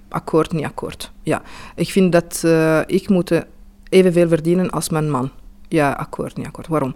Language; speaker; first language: Dutch; non-native, fluent; Italian